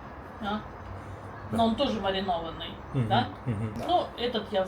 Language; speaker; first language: Russian; native; Russian